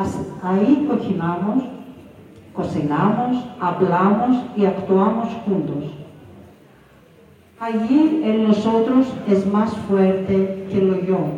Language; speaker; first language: Spanish; non-native, fluent; Greek